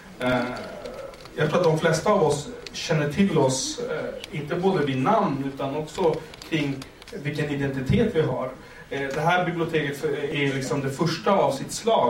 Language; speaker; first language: Swedish; early bilingual, other home language; Kurdish